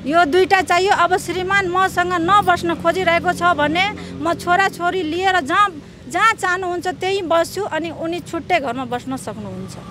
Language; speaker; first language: Nepali; non-native, local second language; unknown